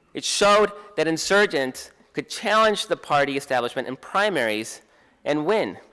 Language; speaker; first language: English; native; English